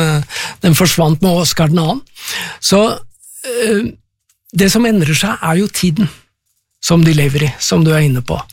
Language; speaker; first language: Norwegian; native; Norwegian